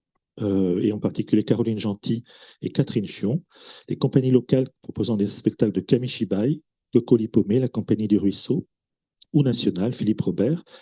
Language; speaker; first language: French; native; French